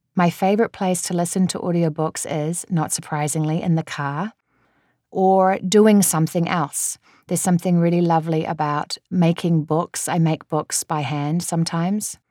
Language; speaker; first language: English; native; English